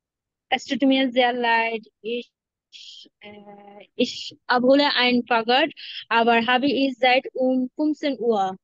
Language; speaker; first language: German; non-native, learner; Bangla